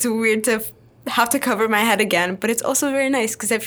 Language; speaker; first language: English; non-native, fluent; Arabic